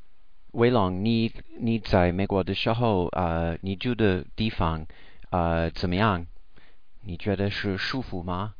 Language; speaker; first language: Chinese; non-native, learner; English